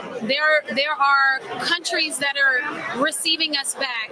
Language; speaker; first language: English; native; English